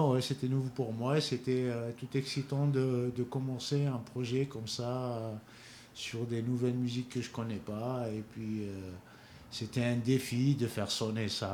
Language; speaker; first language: French; non-native, local second language; Kabyle